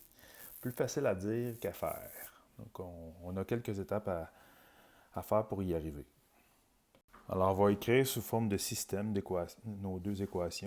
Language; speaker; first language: French; native; French